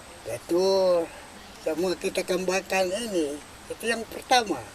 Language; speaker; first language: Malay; non-native, local second language; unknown